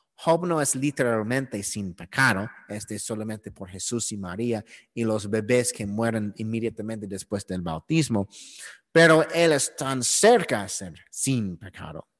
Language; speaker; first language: Spanish; non-native, learner; English